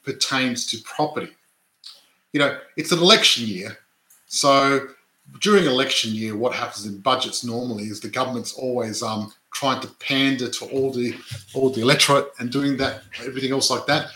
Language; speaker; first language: English; native; English